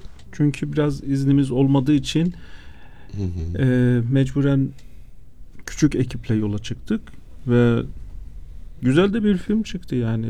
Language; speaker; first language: Turkish; non-native, fluent; Azerbaijani